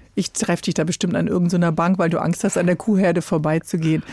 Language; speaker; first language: German; native; German